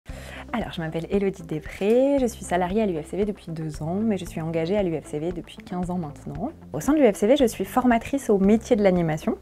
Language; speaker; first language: French; native; French